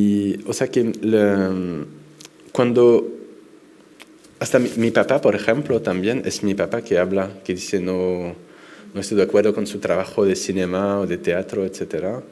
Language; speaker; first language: Spanish; non-native, fluent; French